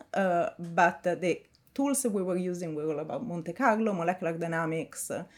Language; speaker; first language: English; non-native, fluent; Italian